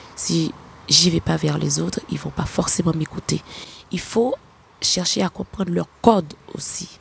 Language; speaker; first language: French; non-native, local second language; Haitian Creole